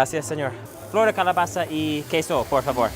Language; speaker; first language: Spanish; non-native, learner; English